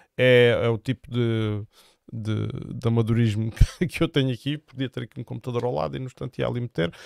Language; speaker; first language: Portuguese; native; Portuguese